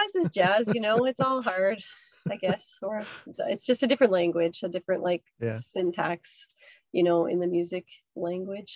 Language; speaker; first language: English; native; English